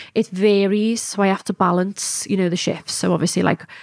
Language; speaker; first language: English; native; English